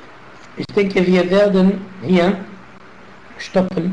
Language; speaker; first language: German; non-native, fluent; Arabic